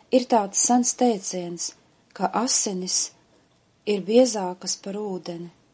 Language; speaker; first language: Latvian; native; Latvian